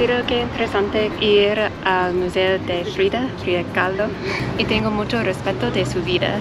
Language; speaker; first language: Spanish; non-native, learner; English